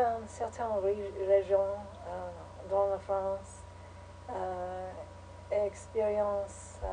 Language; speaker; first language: French; non-native, learner; English